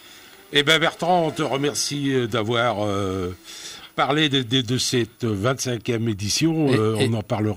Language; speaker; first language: French; native; French